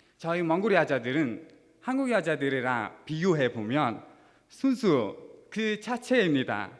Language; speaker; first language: Korean; non-native, fluent; Mongolian